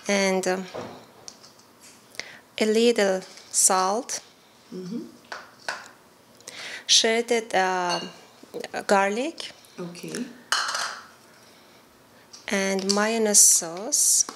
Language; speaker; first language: English; non-native, learner; Persian